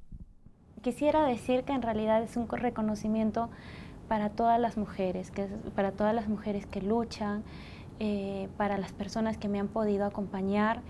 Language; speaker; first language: Spanish; native; Spanish